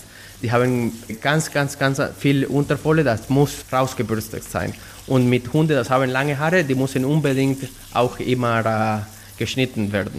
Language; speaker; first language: German; non-native, fluent; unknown